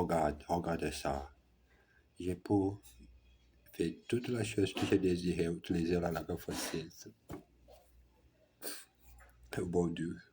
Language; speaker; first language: French; non-native, learner; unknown